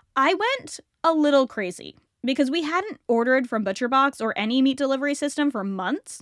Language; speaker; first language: English; native; English